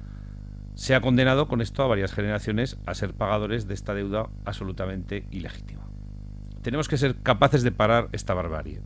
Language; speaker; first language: Spanish; native; Spanish